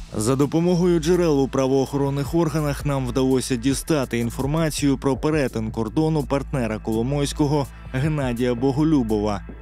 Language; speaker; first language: Ukrainian; native; Ukrainian